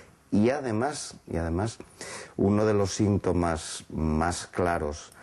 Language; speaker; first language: Spanish; native; Spanish